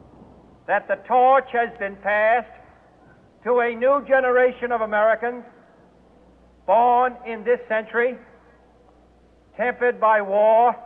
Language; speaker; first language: English; native; English